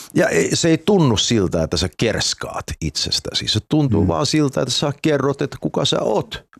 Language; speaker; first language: Finnish; non-native, fluent; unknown